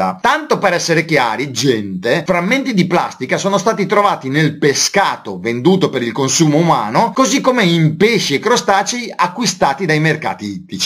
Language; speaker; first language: Italian; native; Italian